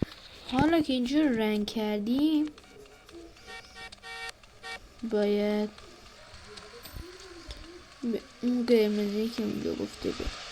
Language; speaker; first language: Persian; native; Persian